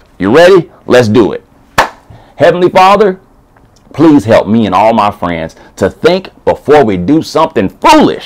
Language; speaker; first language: English; native; English